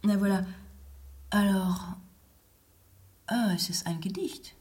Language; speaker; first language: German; non-native, fluent; French